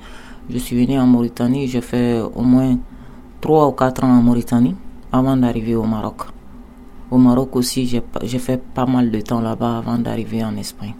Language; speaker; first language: French; non-native, local second language; Bambara